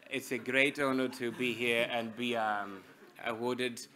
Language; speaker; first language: English; non-native, fluent; Greek